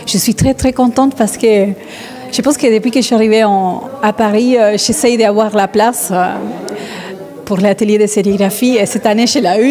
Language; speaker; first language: French; non-native, fluent; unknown